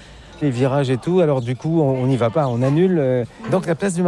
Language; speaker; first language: French; native; French